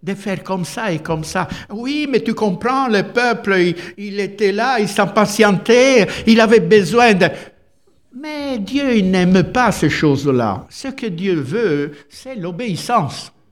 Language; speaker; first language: French; non-native, fluent; Italian